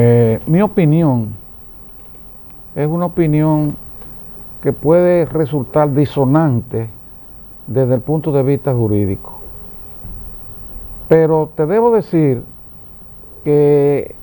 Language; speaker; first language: Spanish; native; Spanish